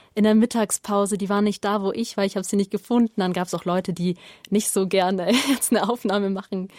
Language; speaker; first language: German; native; German